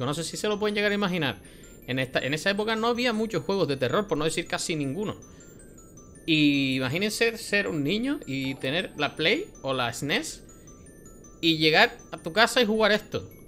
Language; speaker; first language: Spanish; native; Spanish